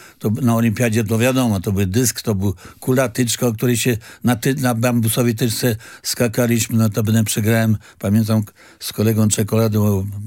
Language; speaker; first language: Polish; native; Polish